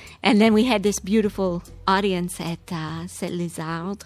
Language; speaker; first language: English; native; English